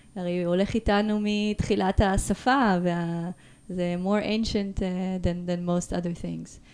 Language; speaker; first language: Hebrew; early bilingual, other home language; Russian